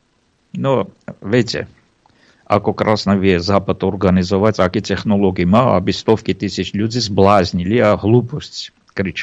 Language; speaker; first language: Slovak; non-native, fluent; Armenian